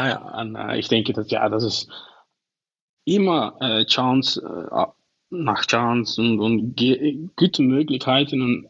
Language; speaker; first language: German; non-native, learner; Dutch